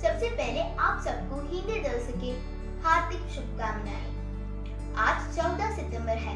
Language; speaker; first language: Hindi; non-native, local second language; Malayalam